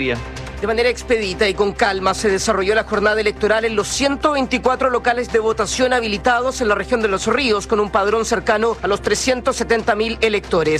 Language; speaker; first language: Spanish; native; Spanish